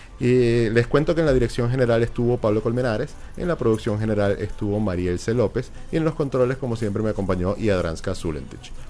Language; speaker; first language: Spanish; native; Spanish